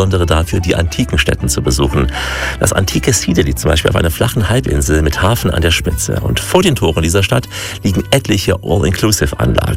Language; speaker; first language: German; native; German